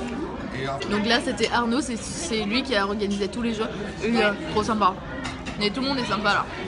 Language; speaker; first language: French; native; French